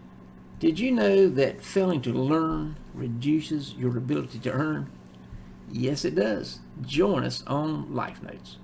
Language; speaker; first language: English; native; English